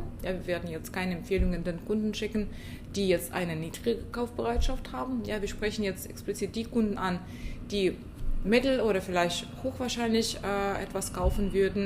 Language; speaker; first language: German; non-native, fluent; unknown